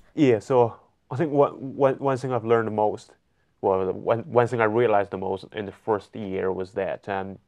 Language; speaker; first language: English; non-native, fluent; Chinese